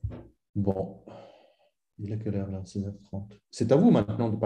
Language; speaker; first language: French; non-native, fluent; Italian